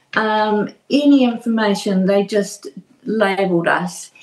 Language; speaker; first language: English; native; English